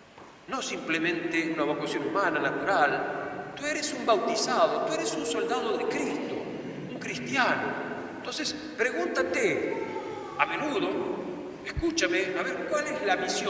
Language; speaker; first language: Spanish; native; Spanish